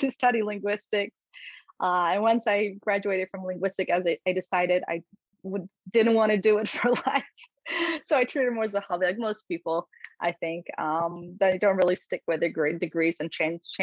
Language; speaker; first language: English; non-native, fluent; Polish